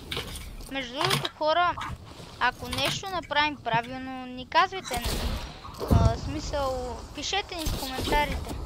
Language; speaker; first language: Bulgarian; native; Bulgarian